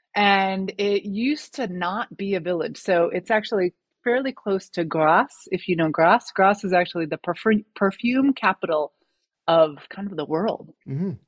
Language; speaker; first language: English; native; English